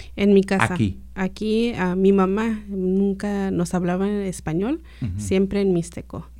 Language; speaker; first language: Spanish; early bilingual, heritage; Spanish